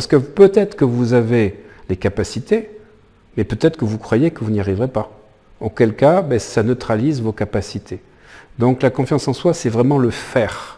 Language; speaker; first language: French; native; French